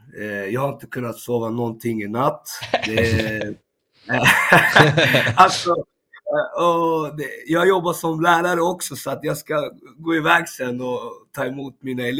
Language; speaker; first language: Swedish; early bilingual, other home language; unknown